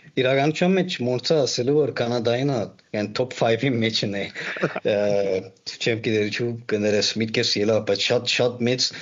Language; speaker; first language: Armenian; early bilingual, heritage; Armenian